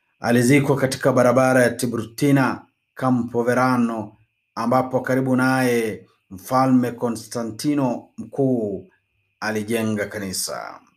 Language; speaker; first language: Swahili; non-native, local second language; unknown